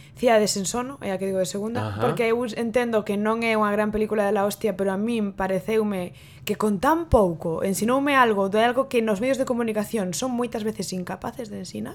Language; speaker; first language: Galician; native; Galician